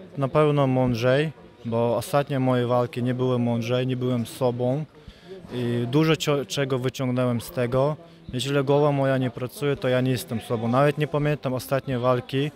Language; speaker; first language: Polish; non-native, fluent; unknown